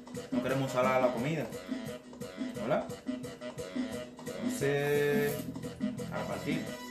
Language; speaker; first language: Spanish; native; Spanish